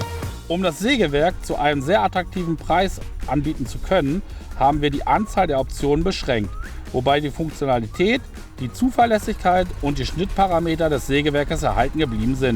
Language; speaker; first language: German; native; German